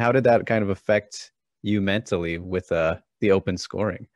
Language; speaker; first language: English; native; English